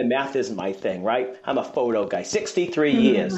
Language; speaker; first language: English; native; English